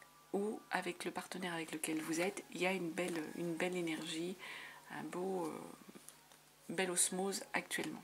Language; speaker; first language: French; native; French